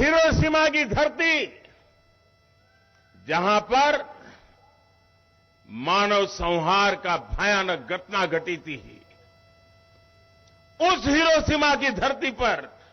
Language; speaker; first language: Hindi; non-native, local second language; Gujarati